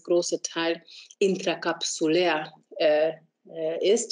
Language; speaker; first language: German; non-native, fluent; Hungarian